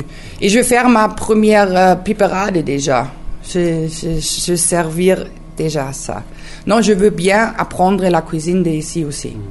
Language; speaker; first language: French; non-native, learner; German